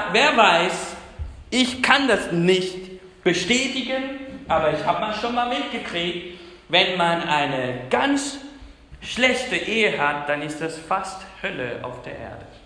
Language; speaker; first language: German; non-native, fluent; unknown